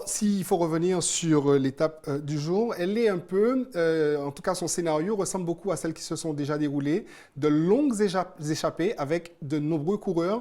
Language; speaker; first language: French; native; French